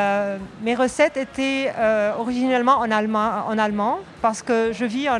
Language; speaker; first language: French; non-native, local second language; Arabic